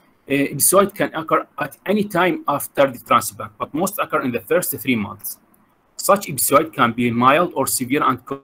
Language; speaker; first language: English; non-native, fluent; Arabic